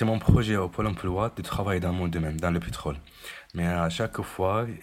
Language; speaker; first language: French; non-native, fluent; Arabic